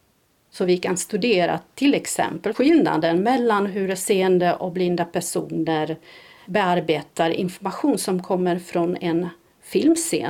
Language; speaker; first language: Swedish; non-native, fluent; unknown